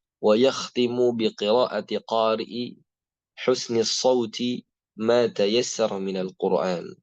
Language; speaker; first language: Arabic; non-native, fluent; Indonesian